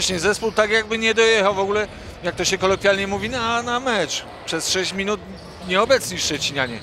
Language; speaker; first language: Polish; native; Polish